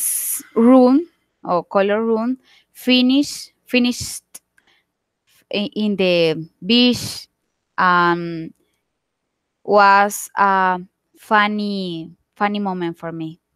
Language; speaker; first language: English; non-native, learner; Spanish